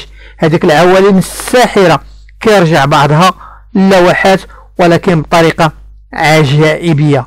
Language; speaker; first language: Arabic; native; Arabic